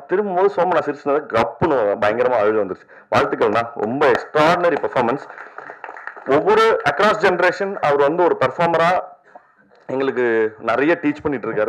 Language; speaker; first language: Tamil; native; Tamil